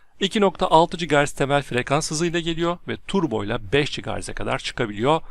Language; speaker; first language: Turkish; native; Turkish